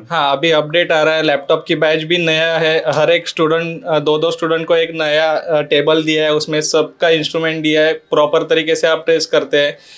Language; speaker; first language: Hindi; non-native, local second language; Marathi